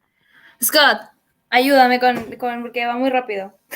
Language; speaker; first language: Spanish; native; Spanish